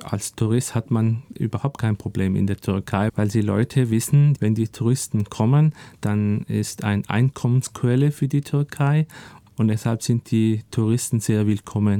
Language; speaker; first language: German; early bilingual, other home language; Turkish